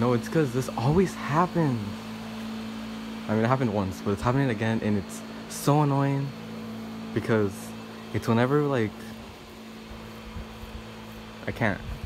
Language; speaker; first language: English; early bilingual, other home language; Spanish